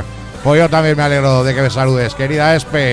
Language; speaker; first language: Spanish; native; Spanish